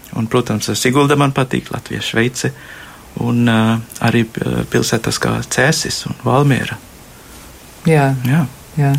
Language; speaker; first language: Latvian; non-native, fluent; Sinhala